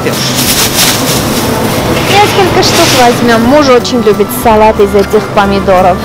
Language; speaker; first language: Russian; non-native, fluent; Armenian